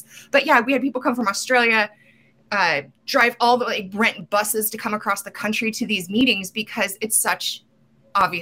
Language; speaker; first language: English; native; English